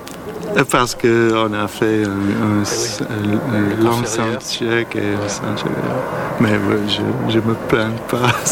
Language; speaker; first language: French; non-native, learner; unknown